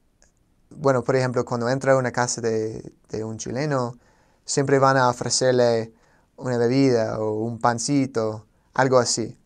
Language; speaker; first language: Spanish; non-native, fluent; English